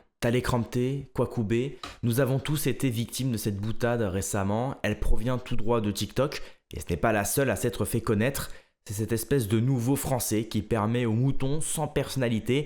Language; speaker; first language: French; native; French